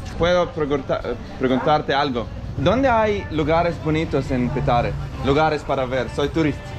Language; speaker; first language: Spanish; non-native, learner; Arabic